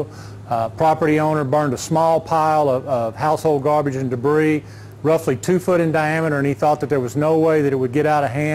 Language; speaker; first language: English; native; English